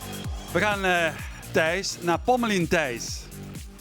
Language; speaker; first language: Dutch; native; Dutch